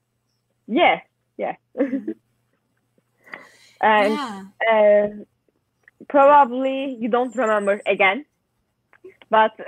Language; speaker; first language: English; non-native, learner; Turkish